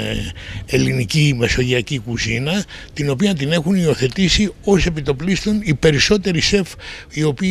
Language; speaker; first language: Greek; native; Greek